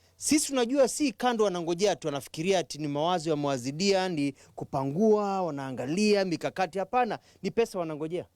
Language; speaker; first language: Swahili; non-native, local second language; Kamba